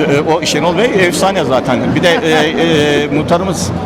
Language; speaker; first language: Turkish; native; Turkish